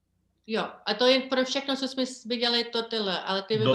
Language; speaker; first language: Czech; early bilingual, heritage; Czech